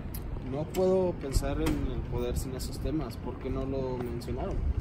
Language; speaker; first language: Spanish; non-native, learner; English